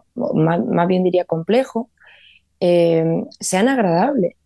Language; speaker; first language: Spanish; native; Spanish